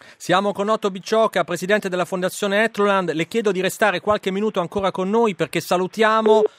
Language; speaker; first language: Italian; native; Italian